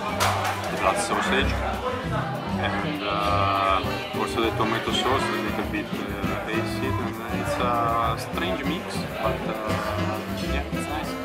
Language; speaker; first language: English; non-native, fluent; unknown